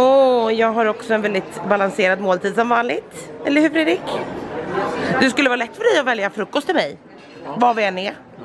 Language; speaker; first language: Swedish; native; Swedish